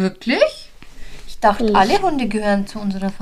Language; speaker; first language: German; native; German